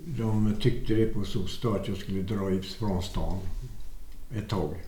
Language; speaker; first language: Swedish; native; Swedish